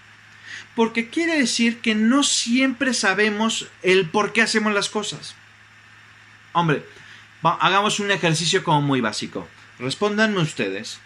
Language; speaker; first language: Spanish; native; Spanish